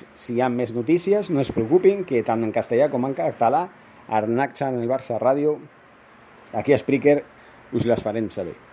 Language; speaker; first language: Catalan; non-native, local second language; Spanish